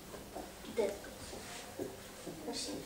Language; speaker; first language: French; non-native, learner; Russian